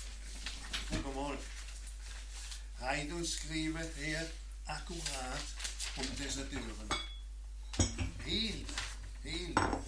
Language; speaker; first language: Danish; non-native, learner; German